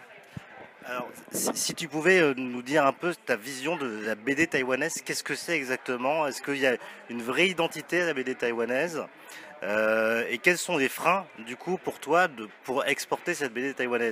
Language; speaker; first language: French; native; French